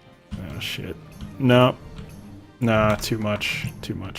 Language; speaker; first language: English; native; English